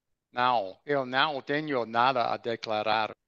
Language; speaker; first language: Portuguese; non-native, learner; English